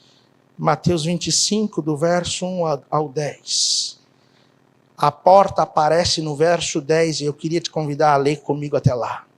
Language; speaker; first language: Portuguese; native; Portuguese